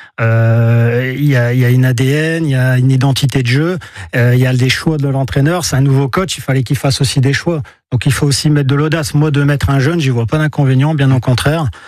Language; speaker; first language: French; native; French